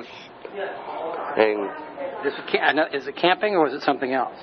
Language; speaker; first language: English; native; English